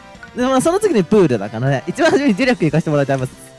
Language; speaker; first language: Japanese; native; Japanese